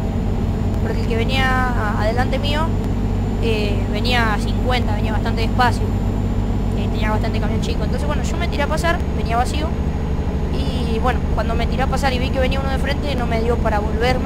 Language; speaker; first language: Spanish; native; Spanish